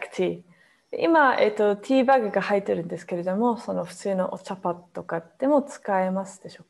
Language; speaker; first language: Japanese; non-native, fluent; English